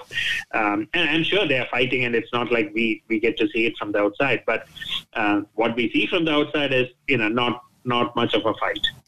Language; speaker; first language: English; non-native, local second language; Malayalam